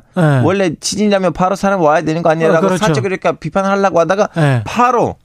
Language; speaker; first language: Korean; non-native, fluent; Turkish